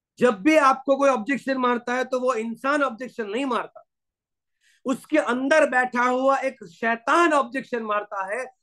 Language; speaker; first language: Hindi; non-native, local second language; Gujarati